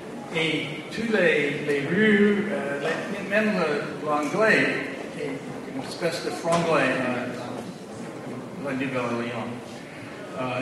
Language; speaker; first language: French; non-native, fluent; English